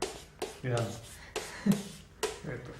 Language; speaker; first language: Icelandic; non-native, learner; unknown